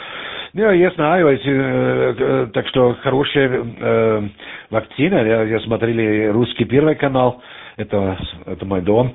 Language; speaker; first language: Russian; non-native, learner; German